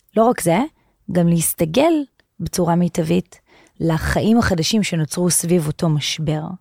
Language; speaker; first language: Hebrew; native; Hebrew